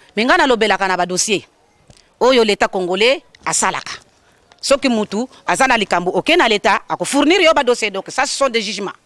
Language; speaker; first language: Lingala; non-native, local second language; Kongo